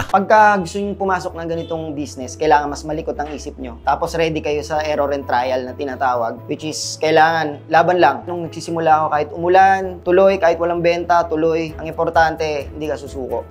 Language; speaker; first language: Filipino; native; Filipino